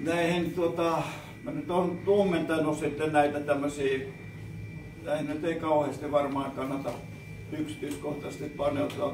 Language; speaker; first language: Finnish; native; Finnish